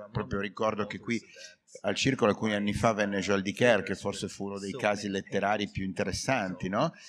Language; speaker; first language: Italian; native; Italian